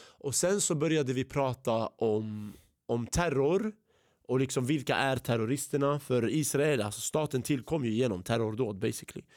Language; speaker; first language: Swedish; early bilingual, other home language; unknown